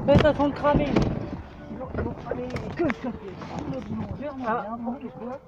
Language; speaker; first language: French; native; French